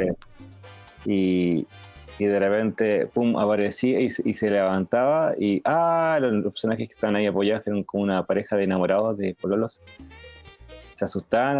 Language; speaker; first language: Spanish; native; Spanish